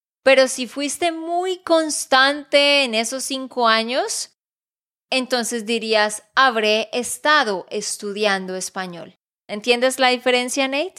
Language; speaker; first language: Spanish; native; Spanish